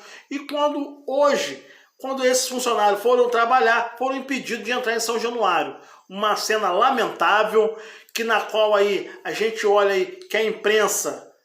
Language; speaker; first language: Portuguese; native; Portuguese